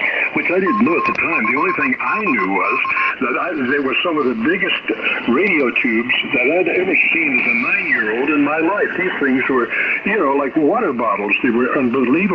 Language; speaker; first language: English; native; English